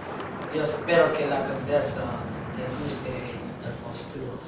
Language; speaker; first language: Spanish; non-native, learner; English